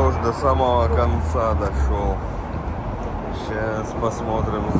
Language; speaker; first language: Russian; native; Russian